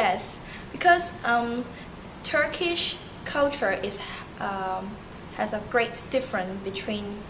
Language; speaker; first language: English; early bilingual, other home language; Turkish